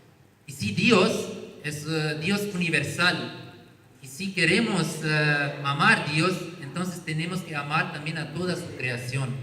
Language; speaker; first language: Spanish; non-native, learner; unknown